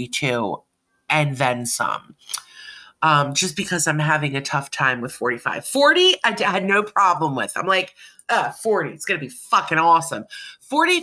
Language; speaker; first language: English; native; English